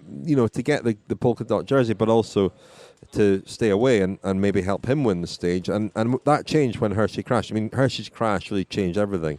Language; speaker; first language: English; native; English